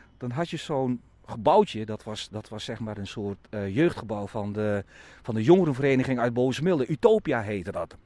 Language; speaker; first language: Dutch; native; Dutch